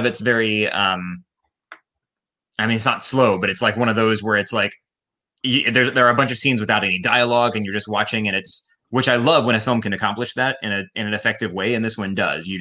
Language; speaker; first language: English; native; English